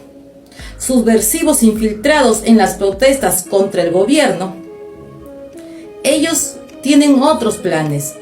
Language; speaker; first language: Spanish; native; Spanish